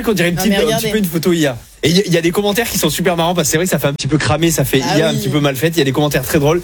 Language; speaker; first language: French; native; French